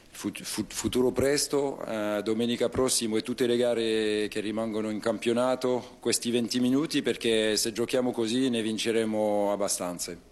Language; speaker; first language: Italian; non-native, fluent; French